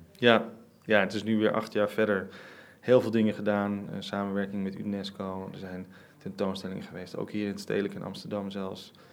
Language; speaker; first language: Dutch; native; Dutch